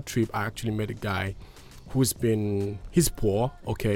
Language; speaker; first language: English; non-native, local second language; Ibibio